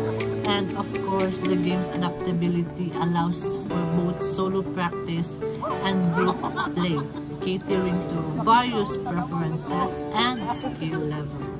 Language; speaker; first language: English; non-native, local second language; Cebuano